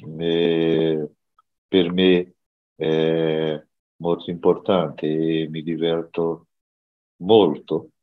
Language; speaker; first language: Italian; non-native, learner; Portuguese